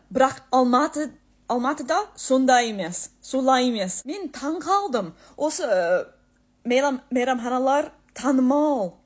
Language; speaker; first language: Kazakh; non-native, learner; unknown